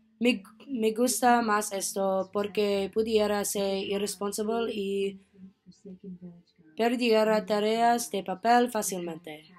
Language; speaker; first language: Spanish; non-native, learner; English